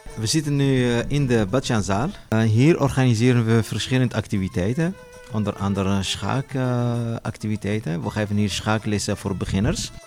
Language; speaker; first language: Dutch; non-native, learner; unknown